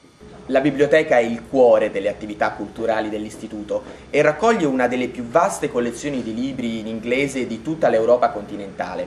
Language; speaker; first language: Italian; native; Italian